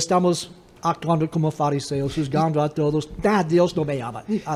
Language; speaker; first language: Spanish; non-native, fluent; English